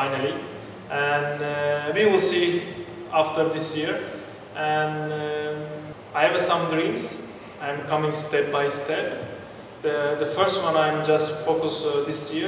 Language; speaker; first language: English; non-native, learner; Turkish